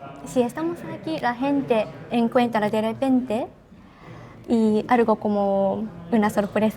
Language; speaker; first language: Spanish; non-native, learner; Japanese